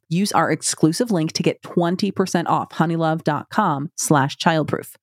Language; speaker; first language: English; native; English